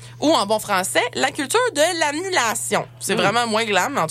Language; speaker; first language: French; native; French